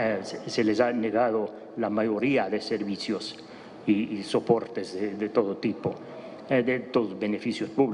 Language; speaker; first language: Spanish; non-native, fluent; English